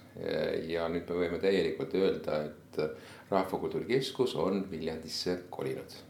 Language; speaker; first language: Estonian; native; Estonian